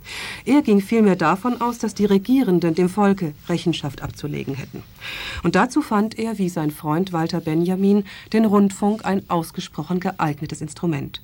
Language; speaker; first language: German; native; German